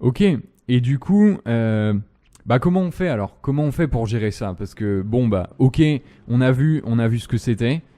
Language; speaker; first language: French; native; French